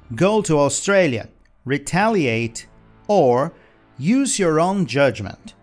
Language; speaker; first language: English; non-native, fluent; Portuguese